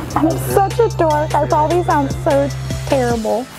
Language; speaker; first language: English; native; English